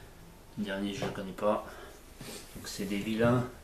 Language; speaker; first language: French; native; French